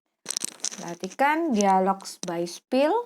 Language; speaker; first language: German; non-native, fluent; Indonesian